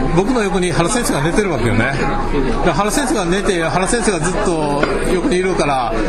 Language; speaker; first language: Japanese; native; Japanese